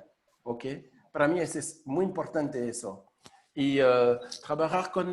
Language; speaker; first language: Spanish; non-native, fluent; French